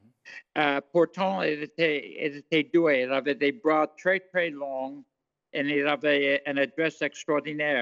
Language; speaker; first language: French; non-native, fluent; English